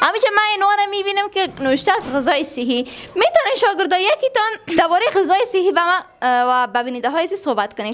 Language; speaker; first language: Persian; native; Persian